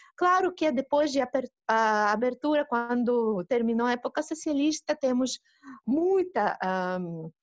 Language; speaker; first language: Portuguese; non-native, fluent; Russian